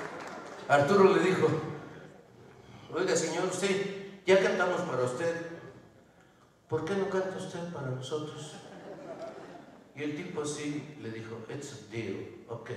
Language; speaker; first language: Spanish; native; Spanish